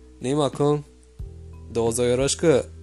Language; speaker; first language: Japanese; non-native, fluent; Persian